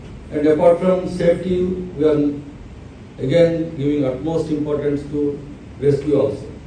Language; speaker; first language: English; non-native, local second language; Telugu